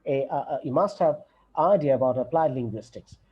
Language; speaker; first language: English; non-native, local second language; Bangla